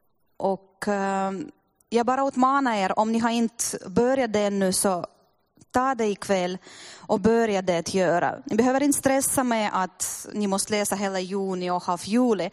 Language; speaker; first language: Swedish; non-native, fluent; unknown